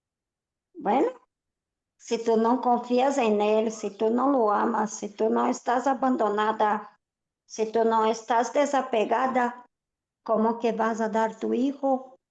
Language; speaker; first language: Spanish; non-native, fluent; Portuguese